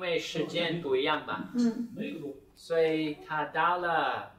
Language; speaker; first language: Chinese; non-native, fluent; English